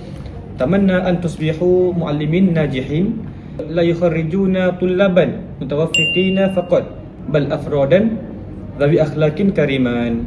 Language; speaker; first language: Arabic; non-native, learner; Malay